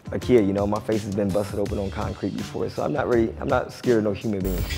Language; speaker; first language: English; native; English